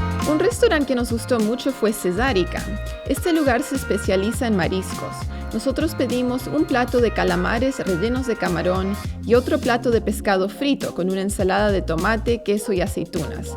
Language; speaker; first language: Spanish; native; Spanish